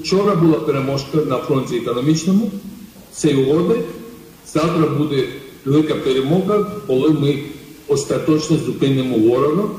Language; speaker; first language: Ukrainian; non-native, fluent; Georgian